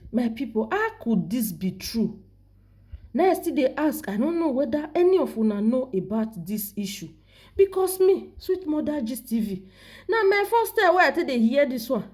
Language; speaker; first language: Nigerian Pidgin; non-native, local second language; Yoruba